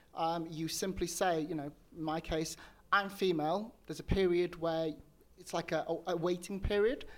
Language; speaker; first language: English; native; English